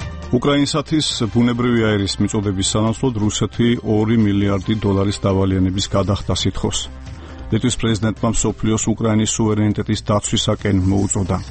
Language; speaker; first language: Georgian; native; Georgian